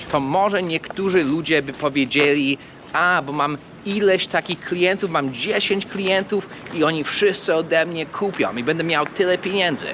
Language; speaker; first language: Polish; non-native, fluent; English